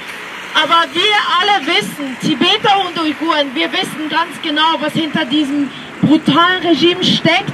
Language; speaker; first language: German; early bilingual, other home language; Tibetan